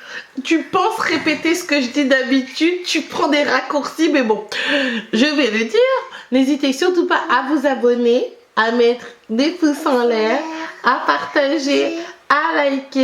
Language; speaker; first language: French; native; French